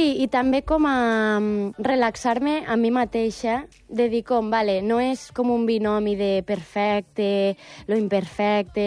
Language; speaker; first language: Catalan; native; Catalan